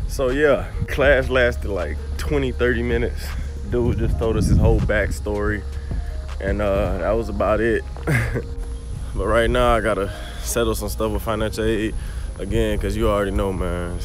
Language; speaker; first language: English; native; English